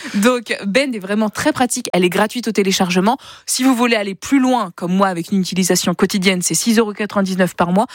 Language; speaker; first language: French; native; French